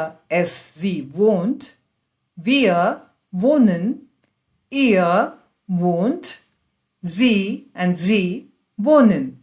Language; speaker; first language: German; non-native, fluent; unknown